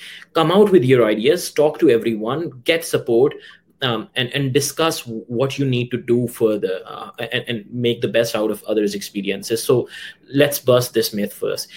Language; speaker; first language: English; non-native, local second language; Urdu